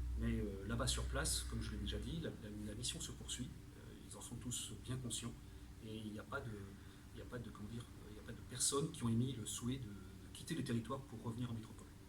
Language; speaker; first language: French; native; French